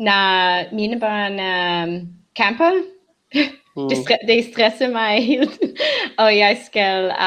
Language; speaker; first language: Danish; non-native, learner; English